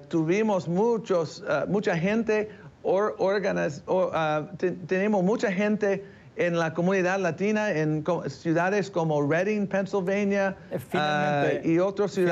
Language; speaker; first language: Spanish; early bilingual, heritage; English